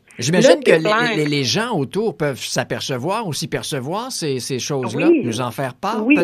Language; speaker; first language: French; native; French